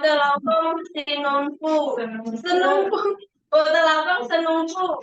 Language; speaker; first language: Chinese; non-native, learner; Indonesian